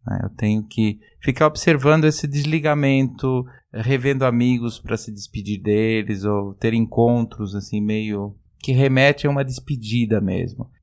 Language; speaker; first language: Portuguese; native; Portuguese